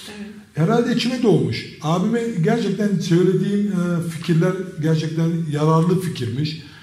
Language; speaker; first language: Turkish; early bilingual, heritage; Turkish